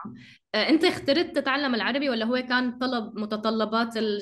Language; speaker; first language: Arabic; native; Arabic